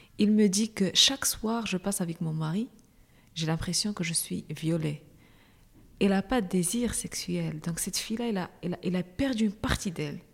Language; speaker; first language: French; non-native, local second language; Arabic